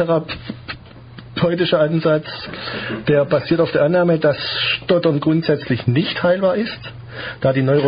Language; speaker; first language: German; native; German